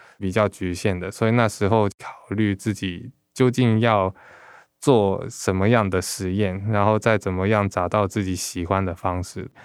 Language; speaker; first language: Chinese; non-native, local second language; Cantonese